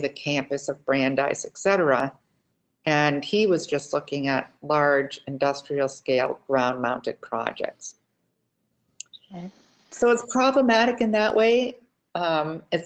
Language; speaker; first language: English; native; English